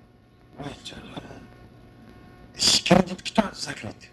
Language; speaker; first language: Russian; non-native, learner; Uzbek